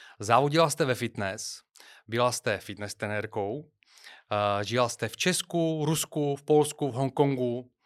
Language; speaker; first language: Czech; non-native, fluent; Bulgarian